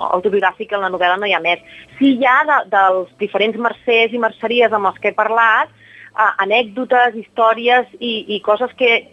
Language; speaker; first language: Catalan; native; Catalan